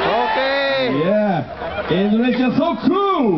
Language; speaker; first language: English; non-native, learner; Japanese